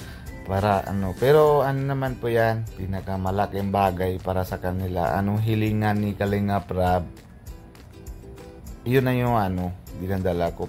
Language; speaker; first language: Filipino; non-native, learner; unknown